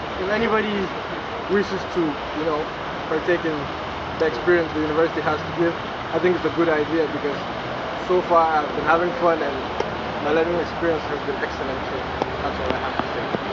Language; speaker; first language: English; non-native, fluent; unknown